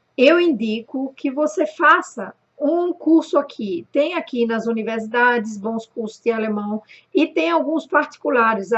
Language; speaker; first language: Portuguese; non-native, fluent; German